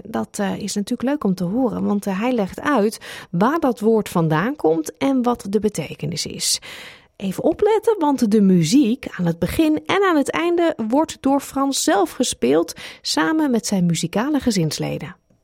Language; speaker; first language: Dutch; native; Dutch